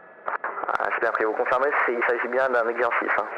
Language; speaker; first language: French; native; French